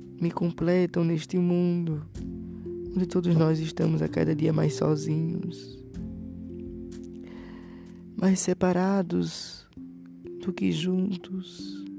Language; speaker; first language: Portuguese; native; Portuguese